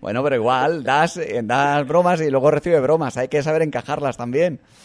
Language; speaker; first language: Spanish; native; Spanish